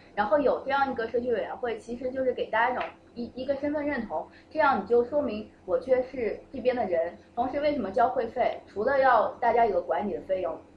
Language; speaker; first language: Chinese; native; Chinese